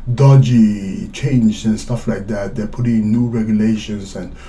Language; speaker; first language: English; non-native, fluent; Swedish